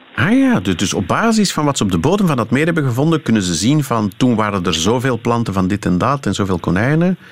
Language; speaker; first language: Dutch; native; Dutch